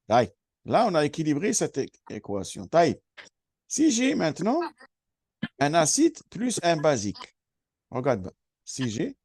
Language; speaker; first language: French; non-native, fluent; Arabic